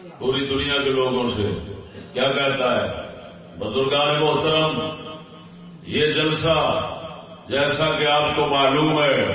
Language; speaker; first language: Urdu; non-native, local second language; Punjabi